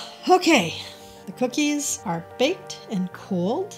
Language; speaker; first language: English; native; English